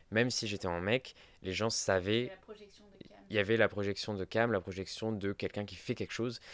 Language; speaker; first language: French; native; French